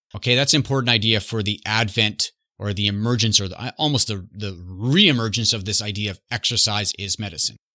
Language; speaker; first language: English; native; English